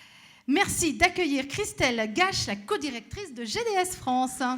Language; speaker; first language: French; native; French